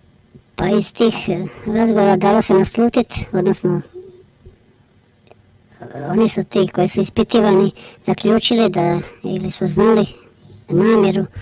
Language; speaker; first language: Croatian; native; Croatian